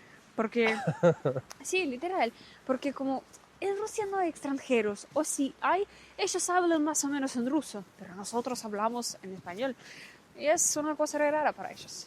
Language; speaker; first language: Spanish; non-native, learner; Russian